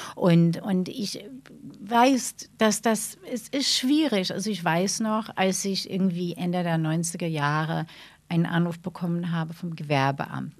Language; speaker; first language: German; non-native, fluent; English